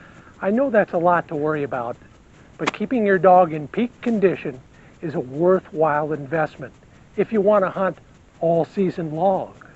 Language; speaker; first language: English; native; English